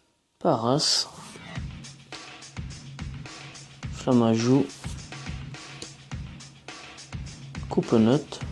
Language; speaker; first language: French; native; French